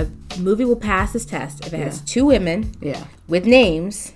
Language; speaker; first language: English; native; English